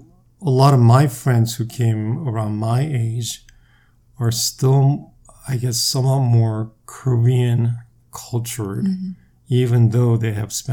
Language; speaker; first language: English; non-native, fluent; Korean